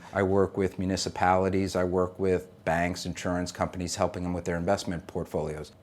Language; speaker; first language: English; native; English